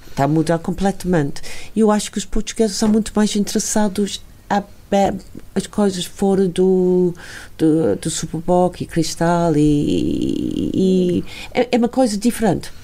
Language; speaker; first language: Portuguese; non-native, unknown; English